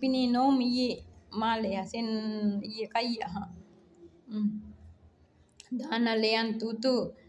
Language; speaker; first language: Arabic; non-native, learner; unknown